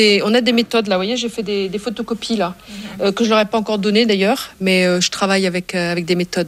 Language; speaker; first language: French; native; French